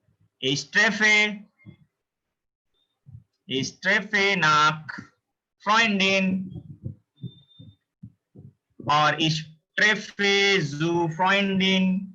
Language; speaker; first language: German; non-native, learner; Hindi